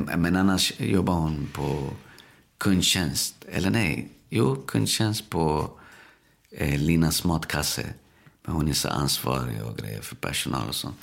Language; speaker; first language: Swedish; early bilingual, other home language; Spanish